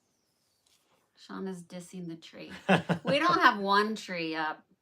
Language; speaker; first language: English; native; English